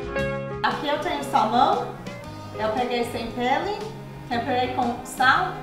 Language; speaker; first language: Portuguese; non-native, fluent; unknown